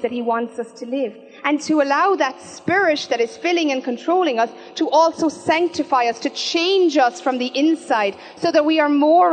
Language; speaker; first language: English; native; English